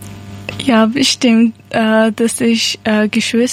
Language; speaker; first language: German; non-native, learner; Persian